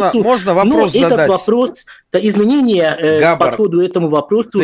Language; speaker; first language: Russian; non-native, fluent; Hungarian